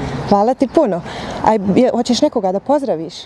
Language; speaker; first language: Bosnian; native; Bosnian